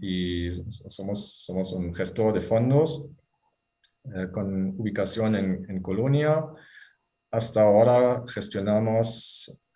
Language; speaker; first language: Spanish; non-native, fluent; German